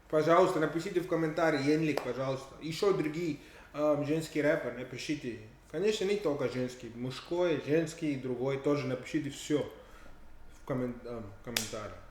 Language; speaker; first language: Russian; non-native, fluent; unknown